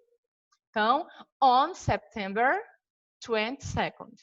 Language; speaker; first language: English; non-native, fluent; Portuguese